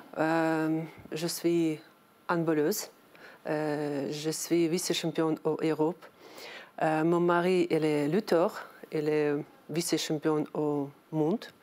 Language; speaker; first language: French; non-native, learner; Ukrainian